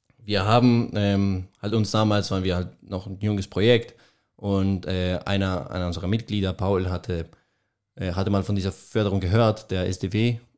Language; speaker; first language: German; non-native, fluent; Spanish